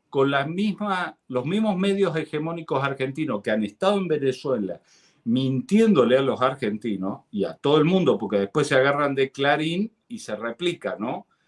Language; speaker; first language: Spanish; native; Spanish